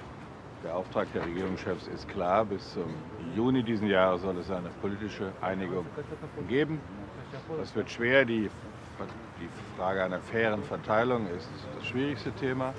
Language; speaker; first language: German; native; German